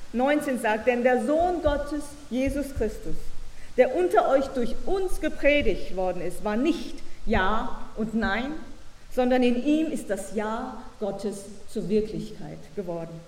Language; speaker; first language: German; native; German